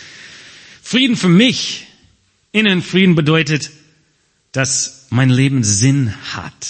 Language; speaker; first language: German; non-native, fluent; English